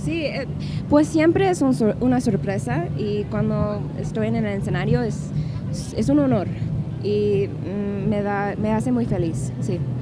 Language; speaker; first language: Spanish; early bilingual, heritage; Spanish